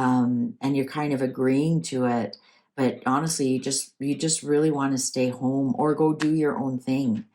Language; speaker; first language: English; native; English